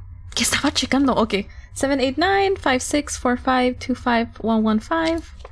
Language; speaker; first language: Spanish; early bilingual, heritage; Spanish